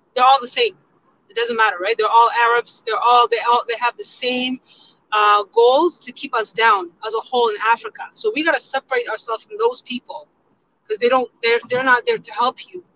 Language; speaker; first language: English; non-native, fluent; Tigrinya